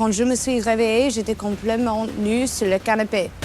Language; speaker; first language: French; non-native, learner; English